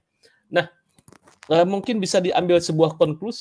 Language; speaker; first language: Indonesian; native; Indonesian